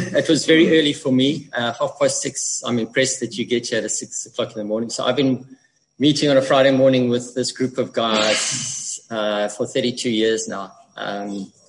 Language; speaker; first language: English; native; English